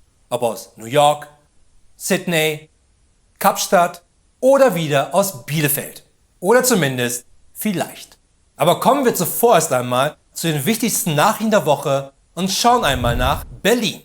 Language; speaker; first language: German; native; German